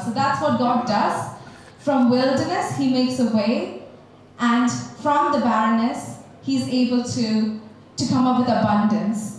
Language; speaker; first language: English; native; English